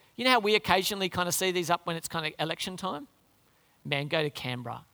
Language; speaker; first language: English; native; English